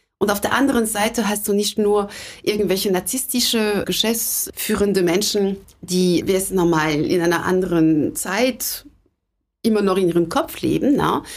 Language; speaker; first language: German; non-native, fluent; French